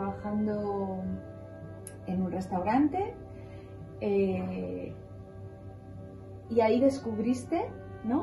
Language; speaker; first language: Spanish; native; Spanish